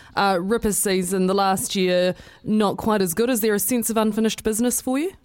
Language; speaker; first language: English; native; English